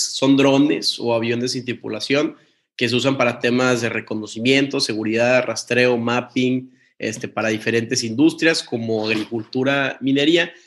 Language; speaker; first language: Spanish; native; Spanish